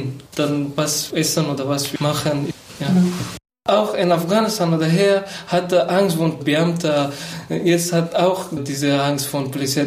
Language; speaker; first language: German; non-native, learner; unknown